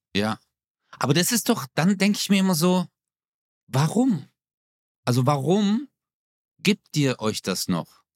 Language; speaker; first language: German; native; German